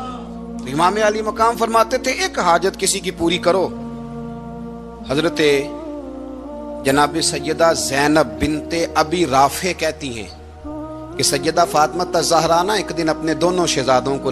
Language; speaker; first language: Urdu; native; Urdu